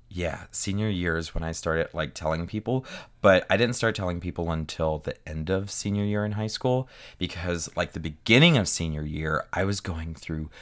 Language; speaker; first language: English; native; English